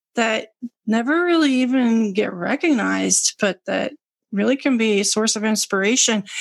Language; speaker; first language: English; native; English